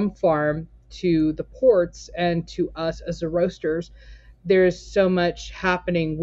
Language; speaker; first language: English; native; English